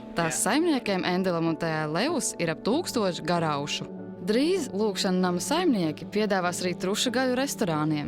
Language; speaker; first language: Latvian; native; Latvian